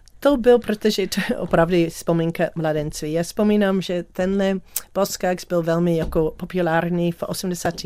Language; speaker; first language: Czech; non-native, learner; English